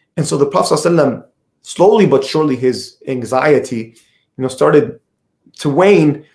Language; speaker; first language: English; native; English